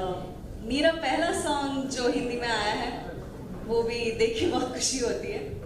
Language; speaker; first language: Hindi; non-native, local second language; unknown